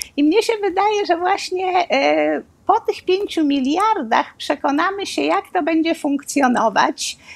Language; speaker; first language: Polish; native; Polish